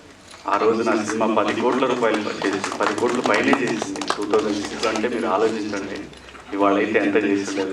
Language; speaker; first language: Telugu; native; Telugu